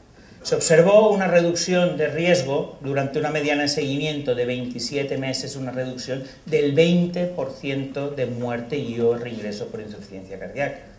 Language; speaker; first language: Spanish; native; Spanish